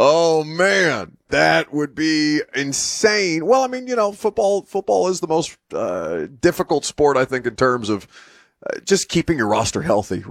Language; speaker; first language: English; native; English